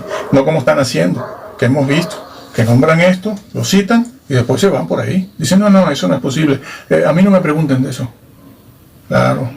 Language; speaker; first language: Spanish; native; Spanish